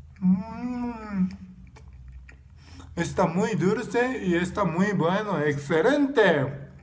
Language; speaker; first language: Spanish; non-native, learner; Japanese